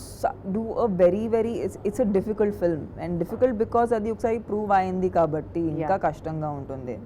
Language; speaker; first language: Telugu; non-native, fluent; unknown